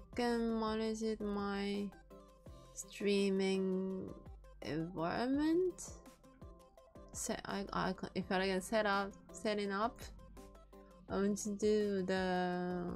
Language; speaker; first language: English; non-native, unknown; Japanese